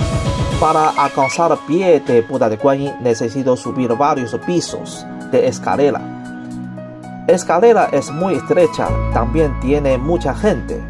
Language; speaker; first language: Spanish; non-native, learner; Chinese